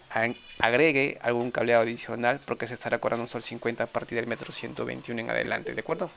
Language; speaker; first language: Spanish; native; Spanish